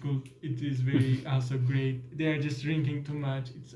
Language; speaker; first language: English; non-native, learner; Turkish